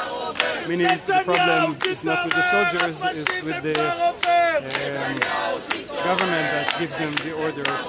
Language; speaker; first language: English; non-native, fluent; Hebrew